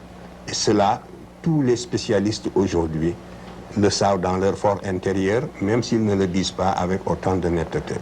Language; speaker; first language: French; non-native, local second language; Wolof